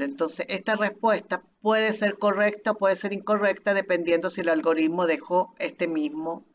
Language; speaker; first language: Spanish; native; Spanish